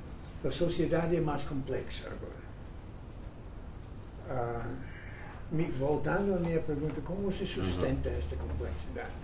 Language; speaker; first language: Portuguese; non-native, fluent; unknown